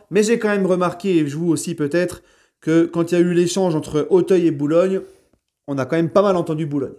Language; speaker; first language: French; native; French